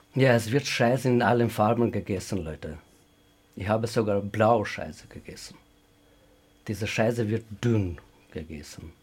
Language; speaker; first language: German; non-native, fluent; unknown